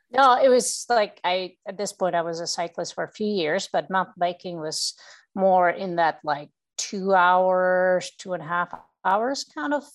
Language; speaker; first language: English; non-native, fluent; Czech